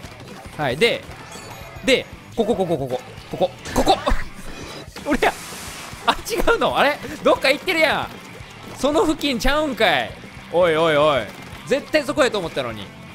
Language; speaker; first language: Japanese; native; Japanese